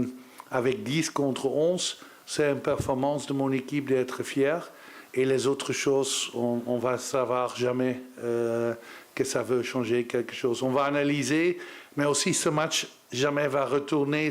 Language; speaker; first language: French; non-native, learner; Dutch